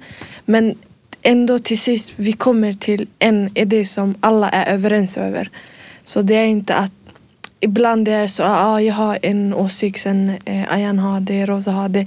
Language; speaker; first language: Swedish; early bilingual, other home language; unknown